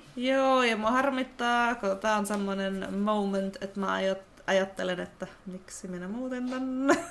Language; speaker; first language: Finnish; non-native, fluent; German